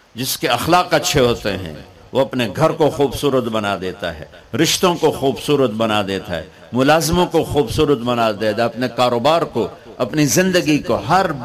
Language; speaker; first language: Urdu; non-native, local second language; Punjabi